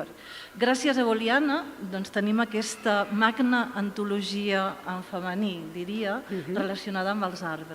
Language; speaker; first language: Catalan; native; Catalan